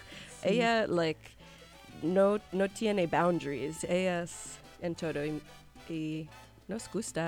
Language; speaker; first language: Spanish; non-native, learner; English